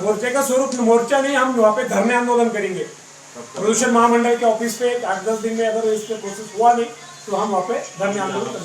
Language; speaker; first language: Hindi; non-native, local second language; Marathi